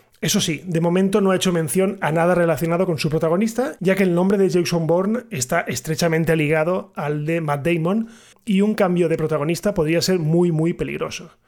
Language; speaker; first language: Spanish; native; Spanish